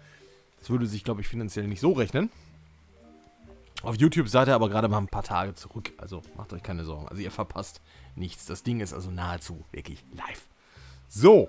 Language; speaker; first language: German; native; German